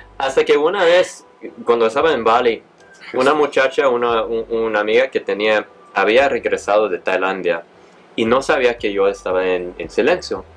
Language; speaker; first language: Spanish; early bilingual, heritage; Spanish